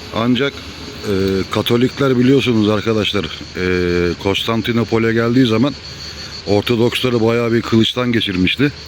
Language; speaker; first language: Turkish; native; Turkish